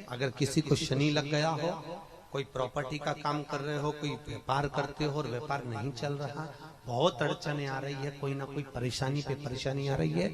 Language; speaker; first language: Hindi; native; Hindi